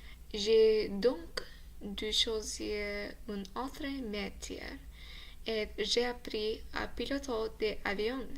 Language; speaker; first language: French; non-native, learner; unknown